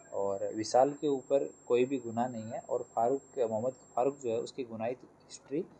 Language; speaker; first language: Hindi; non-native, local second language; Gujarati